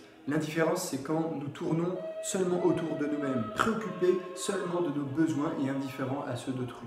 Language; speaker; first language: French; native; French